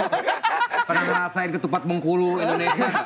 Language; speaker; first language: Indonesian; native; Indonesian